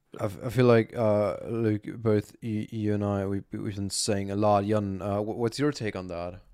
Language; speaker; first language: English; non-native, fluent; German